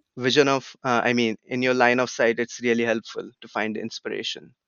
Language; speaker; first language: English; non-native, local second language; Marathi